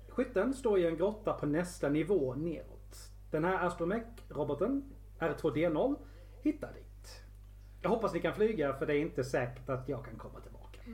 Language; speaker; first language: Swedish; native; Swedish